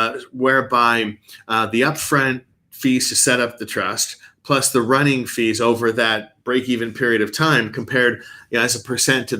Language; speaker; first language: English; native; English